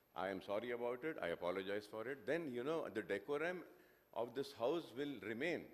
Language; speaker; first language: English; non-native, local second language; Urdu